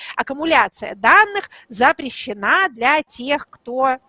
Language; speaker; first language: Russian; native; Russian